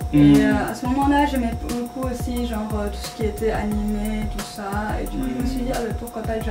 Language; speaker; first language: French; native; French